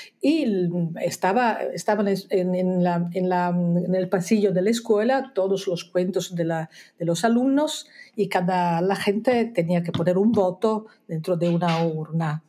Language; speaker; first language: Spanish; non-native, fluent; Italian